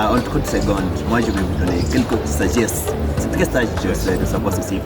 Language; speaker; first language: French; non-native, learner; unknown